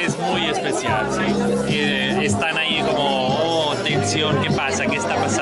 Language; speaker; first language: Spanish; native; Spanish